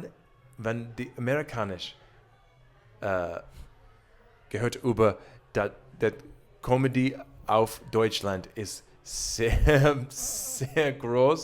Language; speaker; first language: German; non-native, learner; English